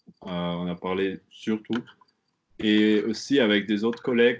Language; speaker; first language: French; non-native, learner; German